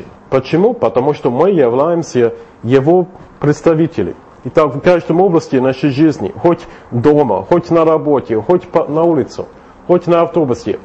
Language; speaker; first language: Russian; non-native, fluent; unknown